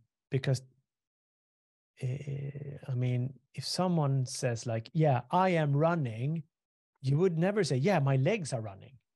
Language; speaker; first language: English; non-native, fluent; Swedish